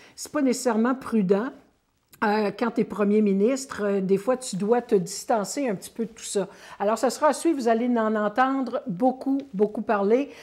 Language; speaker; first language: French; native; French